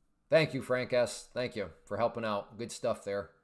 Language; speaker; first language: English; native; English